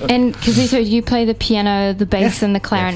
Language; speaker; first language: English; native; English